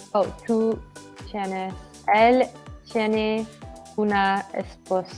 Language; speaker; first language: Spanish; non-native, learner; English